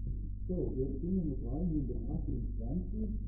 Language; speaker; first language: German; native; German